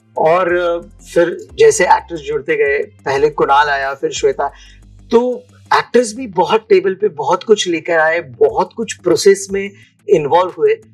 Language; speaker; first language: Hindi; non-native, local second language; Gujarati